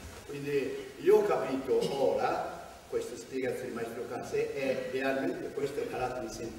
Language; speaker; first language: Italian; non-native, learner; Japanese